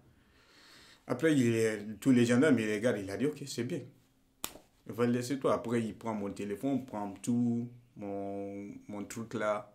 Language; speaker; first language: French; non-native, learner; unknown